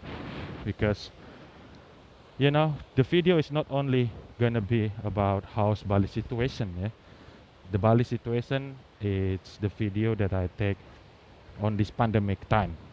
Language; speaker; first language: English; non-native, learner; Indonesian